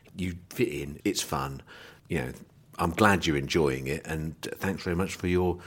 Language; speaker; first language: English; native; English